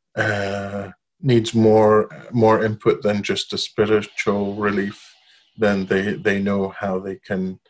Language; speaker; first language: English; non-native, fluent; Arabic